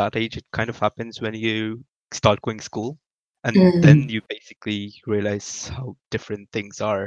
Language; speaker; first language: English; non-native, local second language; Urdu